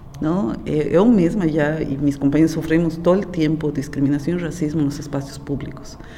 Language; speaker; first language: Portuguese; non-native, fluent; Spanish